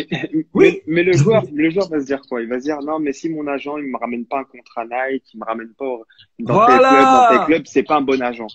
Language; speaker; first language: French; native; French